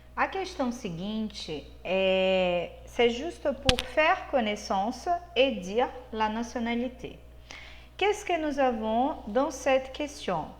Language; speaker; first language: French; non-native, fluent; Portuguese